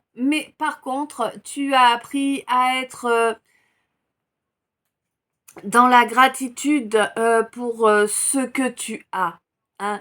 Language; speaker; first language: French; native; French